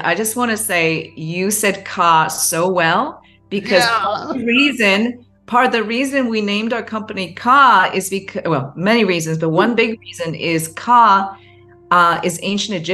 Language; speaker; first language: English; non-native, local second language; Cantonese